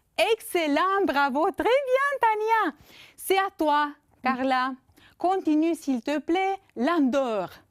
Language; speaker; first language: French; non-native, fluent; Romanian